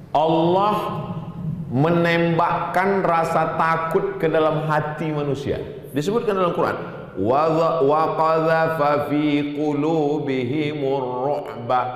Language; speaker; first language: Indonesian; native; Indonesian